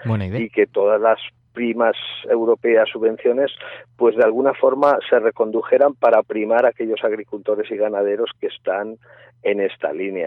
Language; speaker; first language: Spanish; native; Spanish